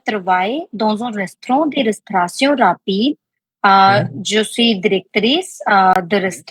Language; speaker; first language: French; non-native, learner; Hindi